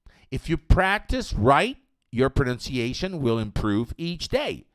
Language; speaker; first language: English; non-native, fluent; Portuguese